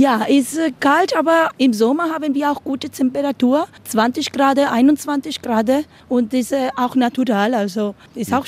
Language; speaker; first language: German; non-native, learner; Spanish